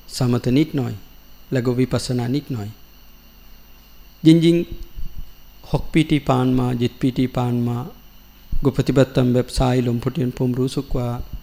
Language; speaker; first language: Thai; non-native, learner; Sinhala